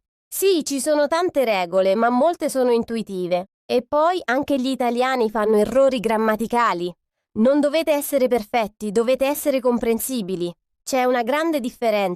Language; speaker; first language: Italian; non-native, fluent; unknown